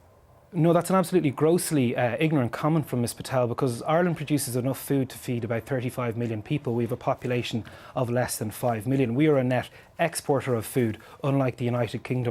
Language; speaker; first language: English; native; English